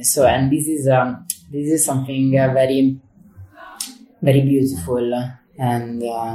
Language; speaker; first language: English; non-native, fluent; Italian